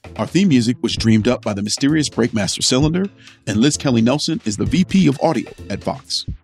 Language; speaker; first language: English; native; English